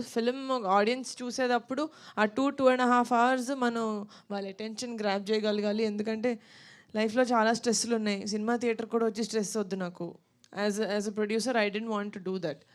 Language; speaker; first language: Telugu; native; Telugu